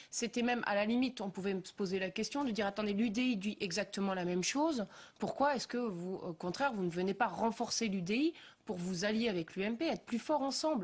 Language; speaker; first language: French; native; French